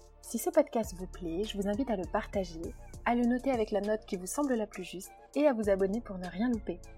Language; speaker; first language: French; native; French